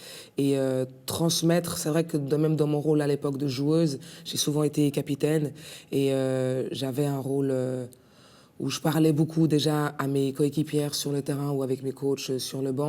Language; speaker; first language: French; native; French